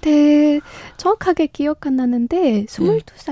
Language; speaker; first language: Korean; non-native, learner; Ukrainian